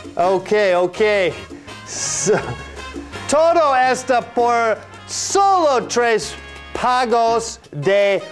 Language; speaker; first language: Spanish; non-native, learner; English